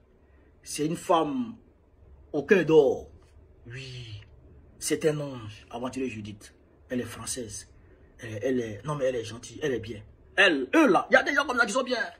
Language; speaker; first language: French; non-native, local second language; Bambara